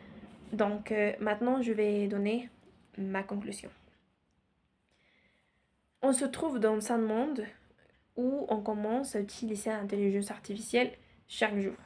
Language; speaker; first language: French; non-native, learner; Spanish